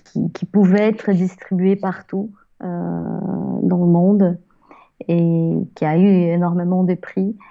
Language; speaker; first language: French; non-native, fluent; Portuguese